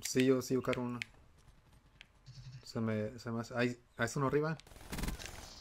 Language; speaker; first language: Spanish; native; Spanish